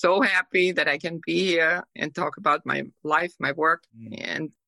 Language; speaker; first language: English; non-native, fluent; German